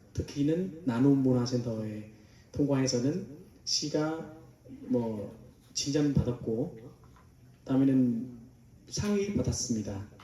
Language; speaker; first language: Korean; non-native, learner; Vietnamese